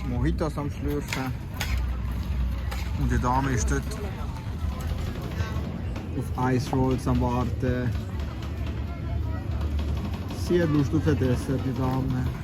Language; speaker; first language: German; early bilingual, other home language; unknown